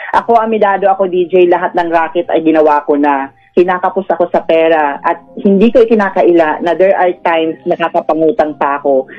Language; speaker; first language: Filipino; non-native, local second language; Masbatenyo